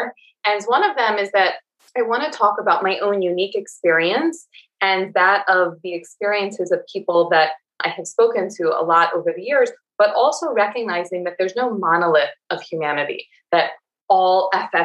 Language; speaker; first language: English; native; English